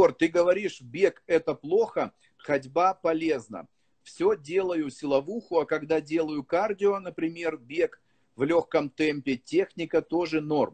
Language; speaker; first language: Russian; native; Russian